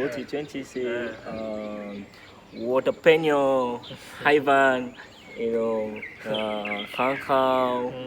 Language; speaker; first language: Chinese; non-native, learner; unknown